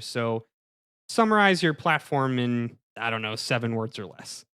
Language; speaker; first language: English; native; English